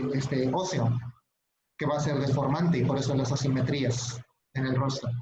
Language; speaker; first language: Spanish; native; Spanish